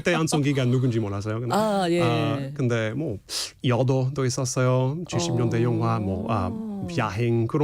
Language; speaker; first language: Korean; non-native, fluent; English